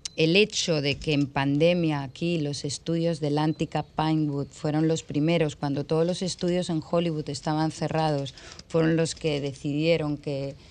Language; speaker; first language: Spanish; native; Spanish